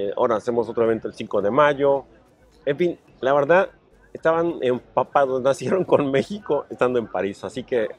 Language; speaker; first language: Spanish; native; Spanish